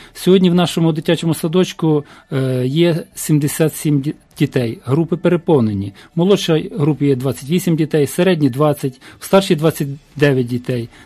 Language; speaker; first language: Ukrainian; native; Ukrainian